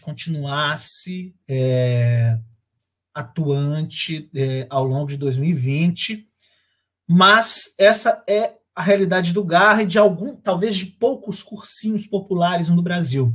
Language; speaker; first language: Portuguese; native; Portuguese